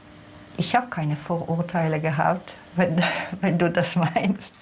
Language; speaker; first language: German; non-native, fluent; Hebrew